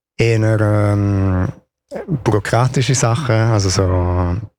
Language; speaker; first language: German; non-native, local second language; Italian